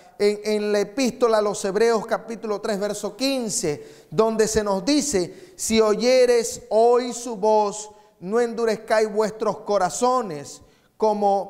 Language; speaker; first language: Spanish; native; Spanish